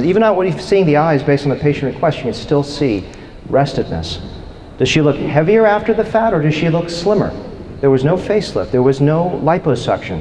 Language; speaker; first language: English; native; English